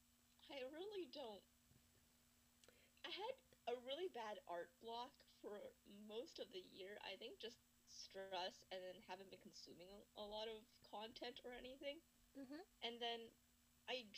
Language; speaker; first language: English; native; English